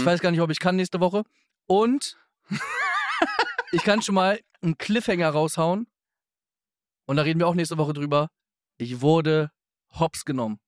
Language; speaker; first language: German; native; German